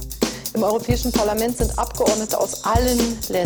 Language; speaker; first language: German; native; German